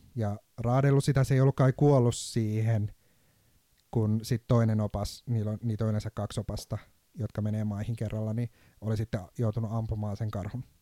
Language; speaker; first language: Finnish; non-native, fluent; Turkish